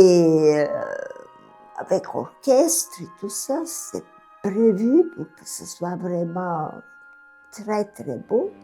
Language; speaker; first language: French; non-native, fluent; Bulgarian